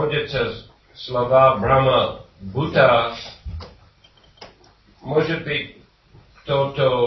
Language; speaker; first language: Russian; non-native, fluent; English